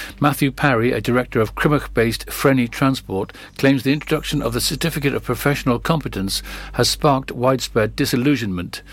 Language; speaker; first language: English; native; English